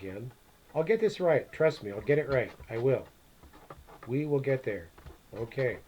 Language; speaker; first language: English; native; English